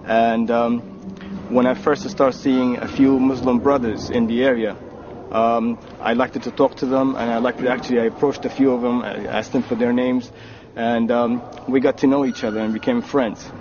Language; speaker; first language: English; non-native, fluent; Arabic